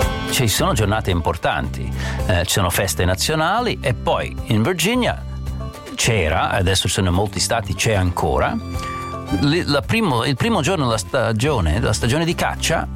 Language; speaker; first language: Italian; non-native, fluent; English